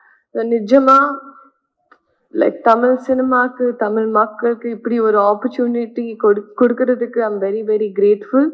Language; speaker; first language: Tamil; non-native, fluent; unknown